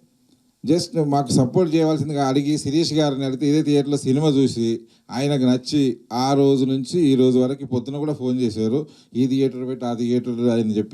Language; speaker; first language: Telugu; native; Telugu